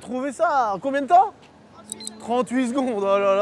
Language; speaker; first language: French; native; French